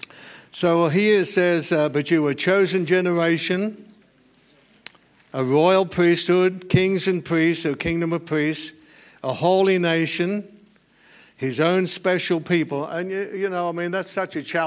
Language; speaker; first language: English; native; English